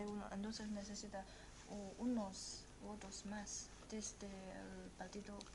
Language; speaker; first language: Spanish; non-native, fluent; Chinese